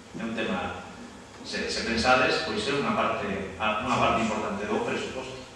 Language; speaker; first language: Galician; non-native, local second language; Spanish